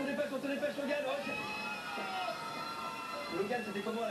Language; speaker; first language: French; native; French